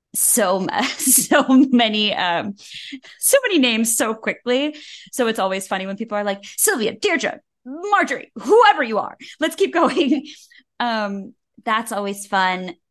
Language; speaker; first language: English; native; English